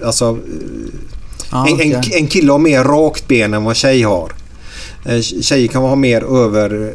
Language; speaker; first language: Swedish; native; Swedish